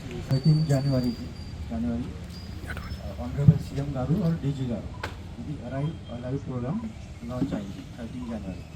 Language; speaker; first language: Telugu; non-native, learner; Hindi